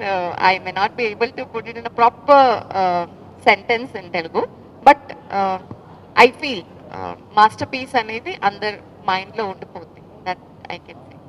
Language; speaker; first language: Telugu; non-native, fluent; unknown